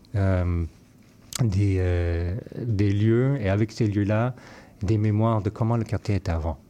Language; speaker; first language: French; non-native, fluent; English